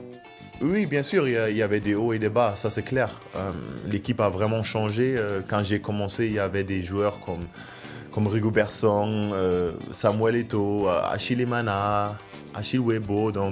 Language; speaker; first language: French; non-native, fluent; German